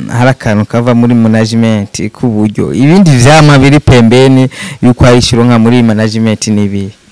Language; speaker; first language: Rundi; native; Rundi